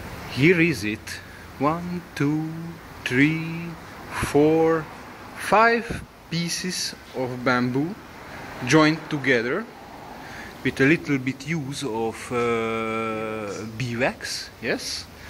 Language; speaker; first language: English; non-native, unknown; Hungarian